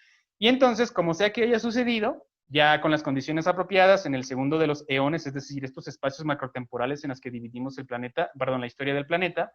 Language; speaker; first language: Spanish; native; Spanish